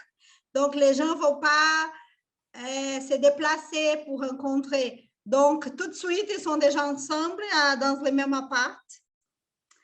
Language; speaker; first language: French; non-native, fluent; Portuguese